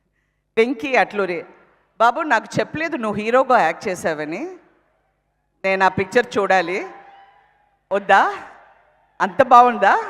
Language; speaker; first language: Telugu; non-native, fluent; Tamil